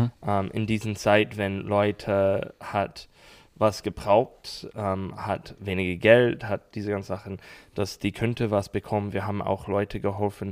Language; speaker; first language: German; non-native, learner; English